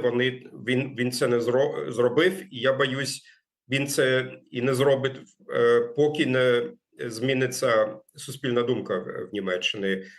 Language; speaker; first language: Ukrainian; non-native, fluent; German